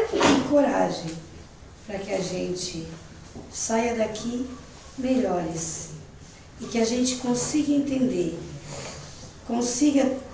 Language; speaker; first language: Portuguese; native; Portuguese